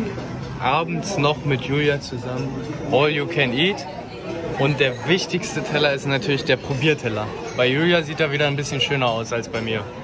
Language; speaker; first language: German; native; German